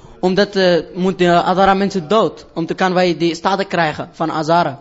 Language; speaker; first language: Dutch; non-native, learner; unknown